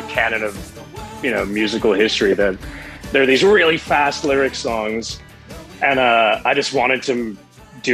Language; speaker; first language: English; native; English